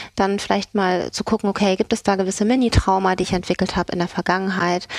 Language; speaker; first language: German; native; German